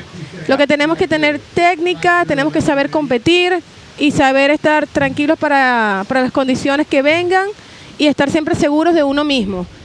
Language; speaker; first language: Spanish; native; Spanish